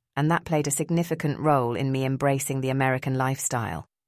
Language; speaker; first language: English; early bilingual, other home language; Spanish